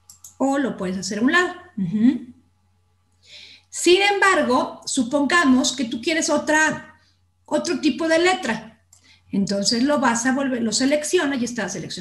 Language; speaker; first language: Spanish; native; Spanish